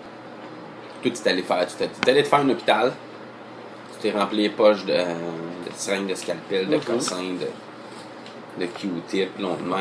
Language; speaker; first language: French; native; French